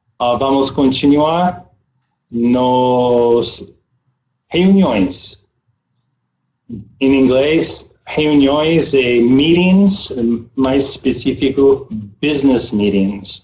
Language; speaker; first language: Portuguese; non-native, learner; English